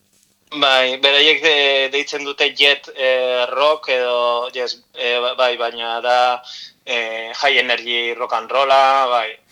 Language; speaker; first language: Basque; non-native, local second language; Spanish